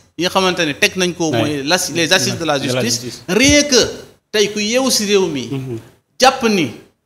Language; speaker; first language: Wolof; native; Wolof